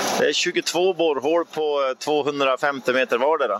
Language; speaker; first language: Swedish; native; Swedish